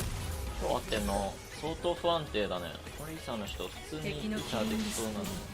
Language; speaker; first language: Japanese; native; Japanese